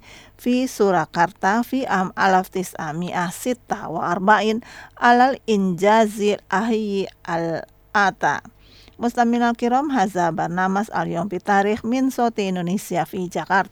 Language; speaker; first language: Arabic; non-native, learner; Indonesian